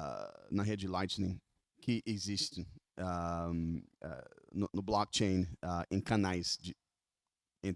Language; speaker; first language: Portuguese; non-native, learner; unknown